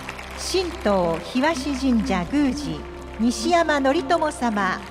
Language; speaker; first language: Japanese; native; Japanese